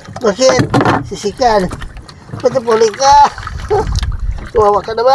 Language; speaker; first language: Filipino; non-native, local second language; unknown